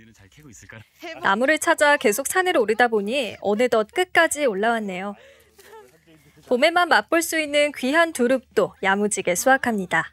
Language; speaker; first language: Korean; native; Korean